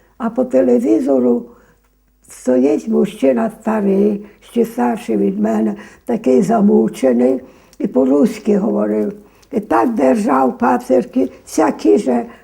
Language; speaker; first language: Ukrainian; native; Ukrainian